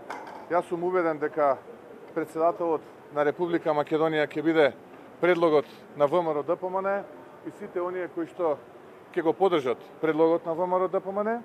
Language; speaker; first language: Macedonian; native; Macedonian